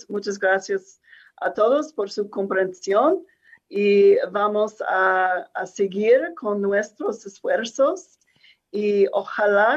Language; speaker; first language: Spanish; non-native, fluent; English